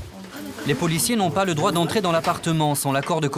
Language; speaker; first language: French; native; French